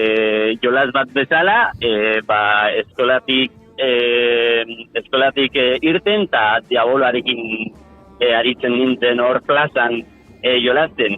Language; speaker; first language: Basque; non-native, local second language; Spanish